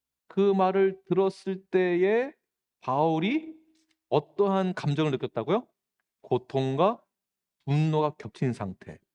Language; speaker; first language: Korean; native; Korean